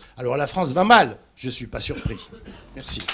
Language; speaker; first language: French; native; French